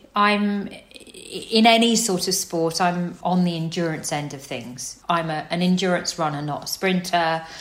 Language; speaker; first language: English; native; English